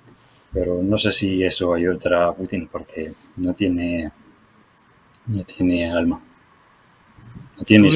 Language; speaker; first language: Spanish; non-native, fluent; Ukrainian